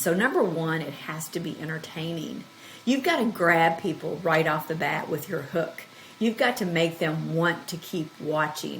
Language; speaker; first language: English; native; English